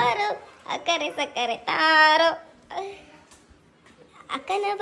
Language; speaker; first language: Kannada; native; Kannada